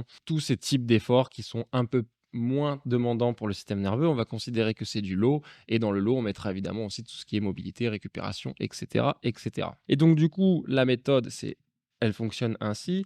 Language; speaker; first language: French; native; French